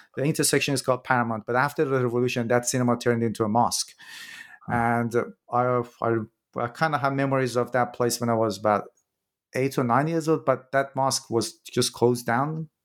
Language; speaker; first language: English; non-native, fluent; Persian